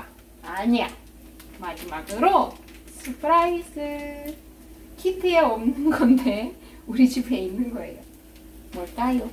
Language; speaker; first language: Korean; non-native, fluent; Russian